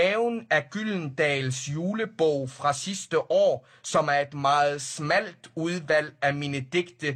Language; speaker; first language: Danish; early bilingual, other home language; Arabic